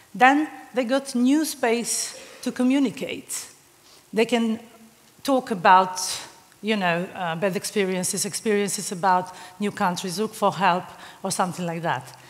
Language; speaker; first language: English; non-native, fluent; Serbian